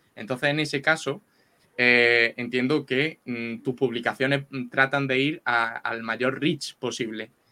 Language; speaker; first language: Spanish; native; Spanish